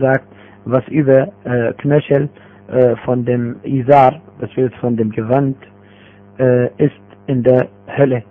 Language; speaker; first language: German; non-native, fluent; Arabic